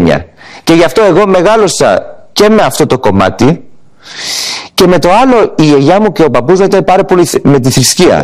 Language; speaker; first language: Greek; early bilingual, heritage; English